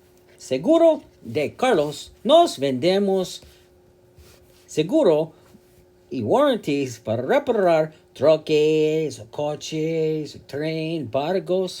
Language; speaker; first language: Spanish; non-native, learner; English